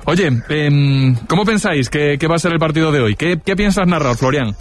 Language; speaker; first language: Spanish; native; Spanish